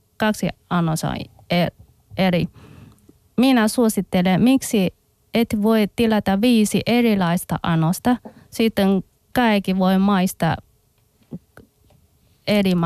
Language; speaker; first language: Finnish; non-native, learner; Chinese